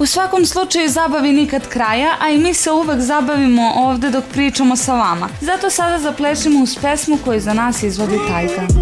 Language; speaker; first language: Serbian; native; Serbian